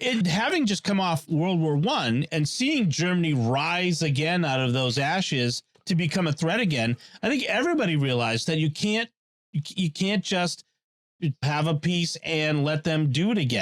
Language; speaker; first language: English; native; English